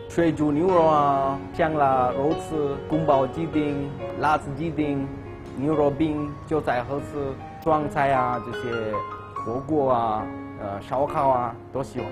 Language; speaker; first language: Chinese; non-native, fluent; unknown